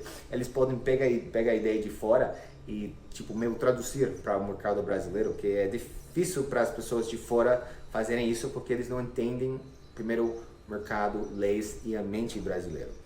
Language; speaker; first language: Portuguese; non-native, fluent; English